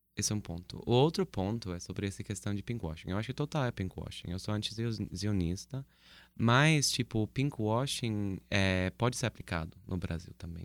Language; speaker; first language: Portuguese; non-native, fluent; English